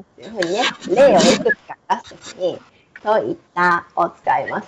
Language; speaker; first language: Japanese; native; Japanese